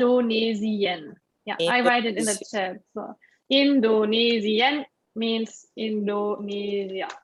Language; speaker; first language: English; non-native, fluent; German